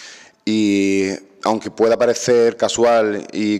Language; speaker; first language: Spanish; native; Spanish